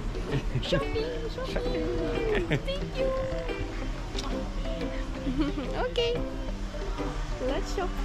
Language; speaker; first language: English; non-native, fluent; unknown